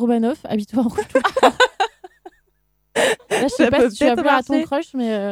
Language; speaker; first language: French; native; French